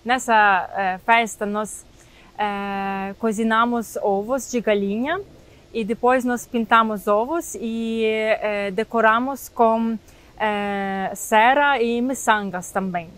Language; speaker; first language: Portuguese; non-native, fluent; Ukrainian